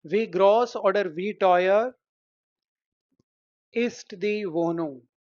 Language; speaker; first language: German; non-native, local second language; Hindi